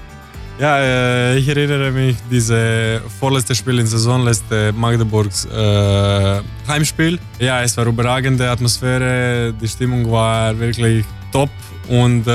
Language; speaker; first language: German; non-native, learner; Croatian